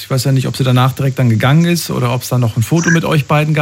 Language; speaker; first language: German; native; German